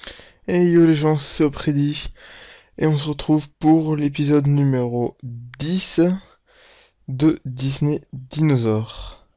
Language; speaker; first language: French; native; French